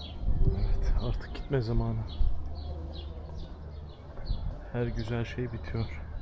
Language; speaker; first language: Turkish; native; Turkish